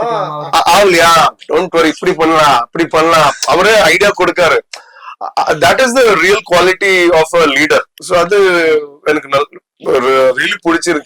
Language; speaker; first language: Tamil; non-native, learner; Tulu